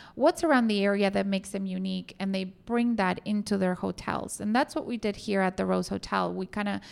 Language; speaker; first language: English; non-native, fluent; Spanish